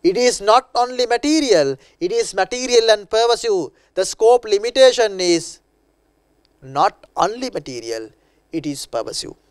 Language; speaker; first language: English; non-native, local second language; Sinhala